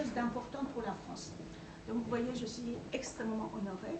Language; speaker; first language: French; non-native, fluent; Persian